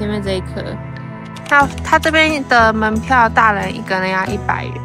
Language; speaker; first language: Chinese; native; Chinese